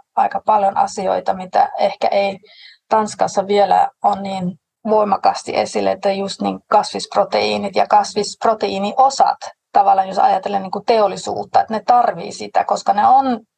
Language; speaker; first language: Finnish; non-native, fluent; Danish